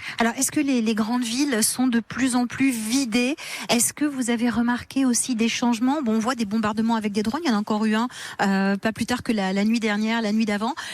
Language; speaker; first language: French; native; French